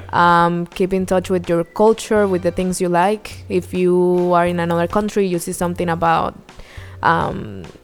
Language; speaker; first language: English; non-native, fluent; Spanish